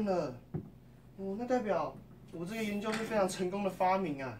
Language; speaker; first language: Chinese; native; Chinese